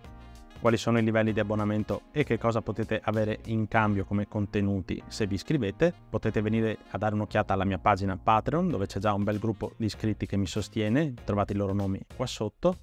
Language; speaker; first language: Italian; native; Italian